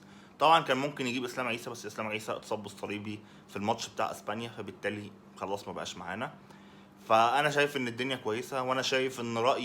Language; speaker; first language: Arabic; native; Arabic